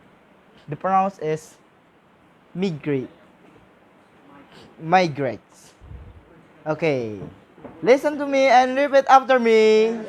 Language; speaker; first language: English; non-native, learner; Indonesian